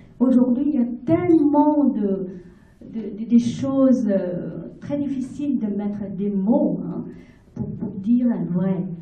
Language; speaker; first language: French; non-native, fluent; Vietnamese